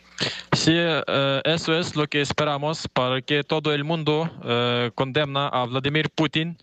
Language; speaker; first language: Spanish; non-native, fluent; Ukrainian